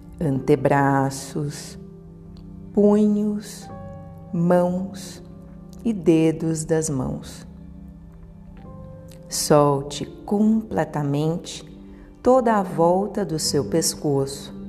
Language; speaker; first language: Portuguese; native; Portuguese